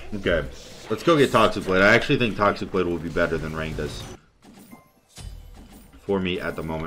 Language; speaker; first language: English; native; English